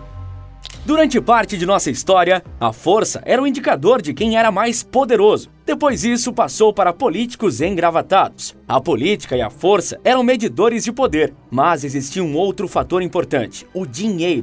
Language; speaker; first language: Portuguese; native; Portuguese